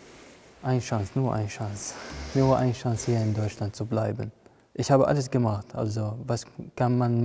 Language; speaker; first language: German; non-native, learner; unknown